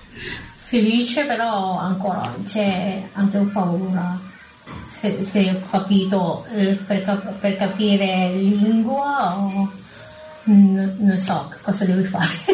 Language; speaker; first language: Italian; non-native, learner; Filipino